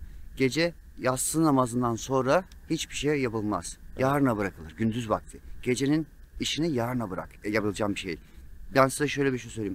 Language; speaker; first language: Turkish; native; Turkish